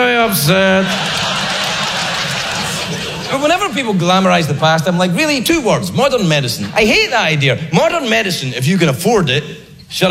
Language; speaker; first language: English; native; English